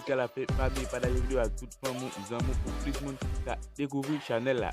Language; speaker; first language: French; non-native, local second language; Haitian Creole